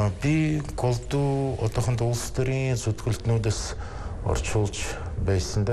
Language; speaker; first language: Mongolian; non-native, fluent; Russian